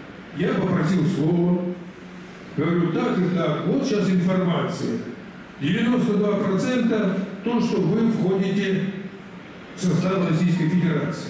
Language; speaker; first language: Russian; native; Russian